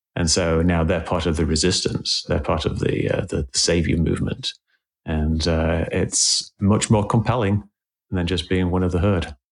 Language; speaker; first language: English; native; English